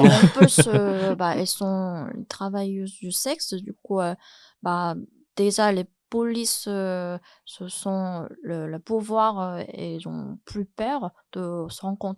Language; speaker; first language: French; non-native, fluent; Chinese